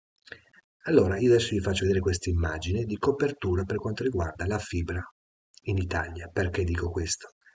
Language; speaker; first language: Italian; native; Italian